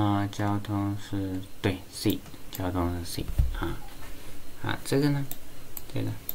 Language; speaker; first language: Chinese; native; Chinese